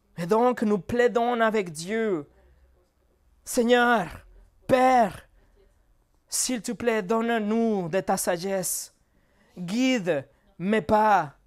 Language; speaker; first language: French; non-native, fluent; Spanish